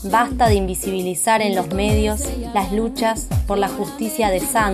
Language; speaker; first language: Spanish; native; Spanish